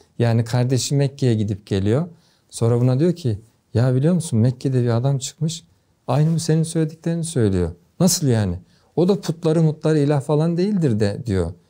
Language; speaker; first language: Turkish; native; Turkish